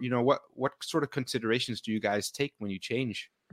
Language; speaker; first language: English; non-native, fluent; Danish